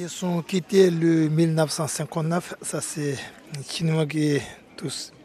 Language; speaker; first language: French; early bilingual, other home language; Tibetan